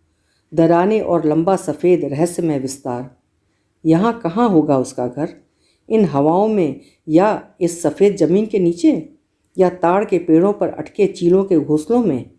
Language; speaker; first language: Hindi; native; Hindi